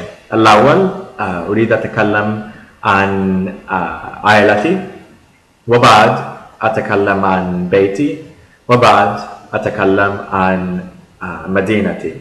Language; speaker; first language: Arabic; non-native, learner; English